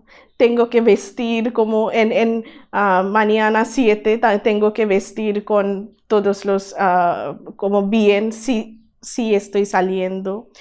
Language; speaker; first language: Spanish; non-native, learner; Bangla